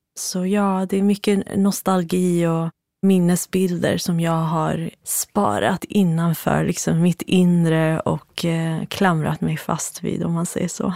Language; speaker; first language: Swedish; early bilingual, other home language; Central Kurdish